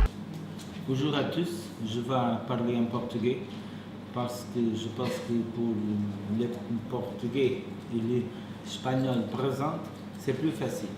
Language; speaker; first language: French; non-native, fluent; Portuguese